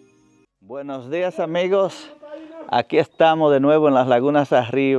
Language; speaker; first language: Spanish; native; Spanish